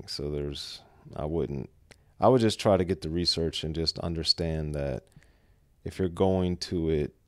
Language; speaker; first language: English; native; English